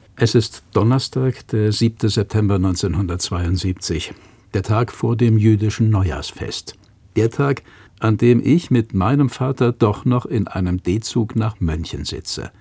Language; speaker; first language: German; native; German